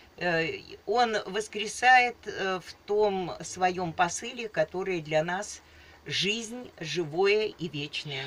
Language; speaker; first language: Russian; native; Russian